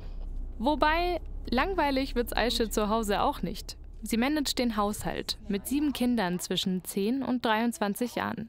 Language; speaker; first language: German; native; German